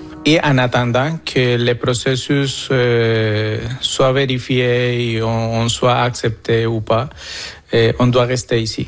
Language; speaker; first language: French; non-native, fluent; Spanish